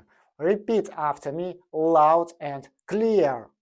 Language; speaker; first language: English; non-native, fluent; Russian